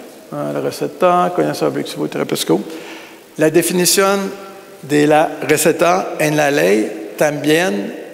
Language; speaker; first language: Spanish; non-native, learner; French